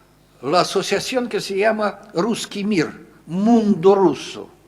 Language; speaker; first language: Spanish; non-native, fluent; Russian